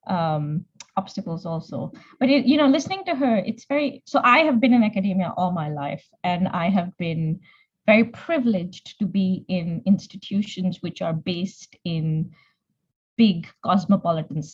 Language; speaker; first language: English; non-native, local second language; Punjabi